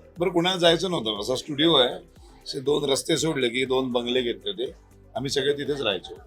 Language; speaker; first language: Marathi; native; Marathi